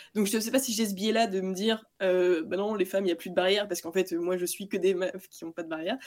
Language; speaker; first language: French; native; French